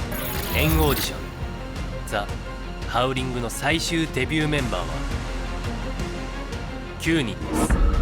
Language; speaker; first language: Japanese; native; Japanese